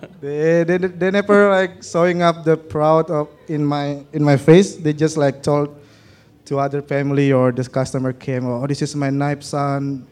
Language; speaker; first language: English; non-native, learner; Indonesian